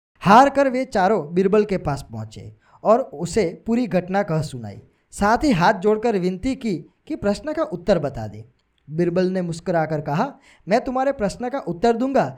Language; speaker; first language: Hindi; non-native, local second language; Gujarati